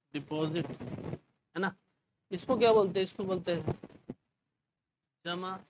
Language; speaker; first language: Hindi; native; Hindi